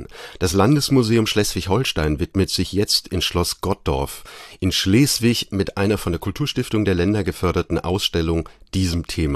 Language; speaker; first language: German; native; German